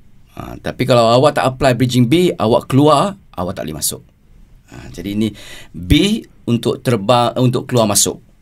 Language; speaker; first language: Malay; native; Malay